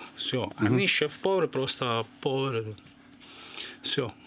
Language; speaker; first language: Russian; non-native, fluent; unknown